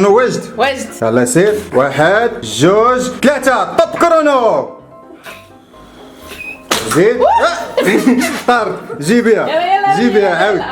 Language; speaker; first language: Arabic; native; Arabic